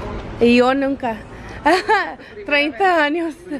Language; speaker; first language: Spanish; early bilingual, heritage; Spanish